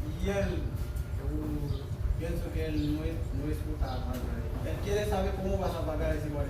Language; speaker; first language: Spanish; non-native, learner; Haitian Creole